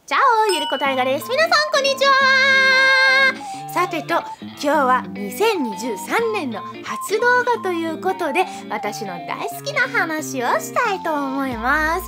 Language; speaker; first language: Japanese; non-native, fluent; Italian